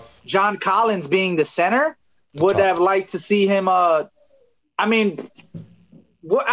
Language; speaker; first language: English; native; English